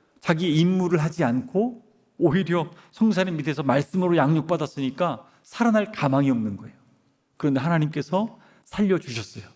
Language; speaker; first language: Korean; native; Korean